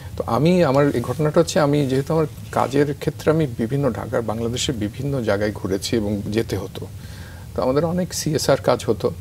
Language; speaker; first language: Bangla; native; Bangla